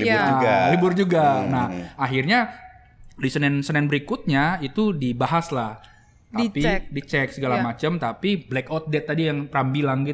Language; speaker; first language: Indonesian; native; Indonesian